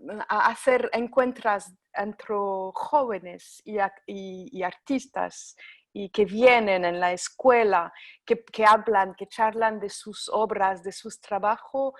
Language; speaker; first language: Spanish; non-native, fluent; French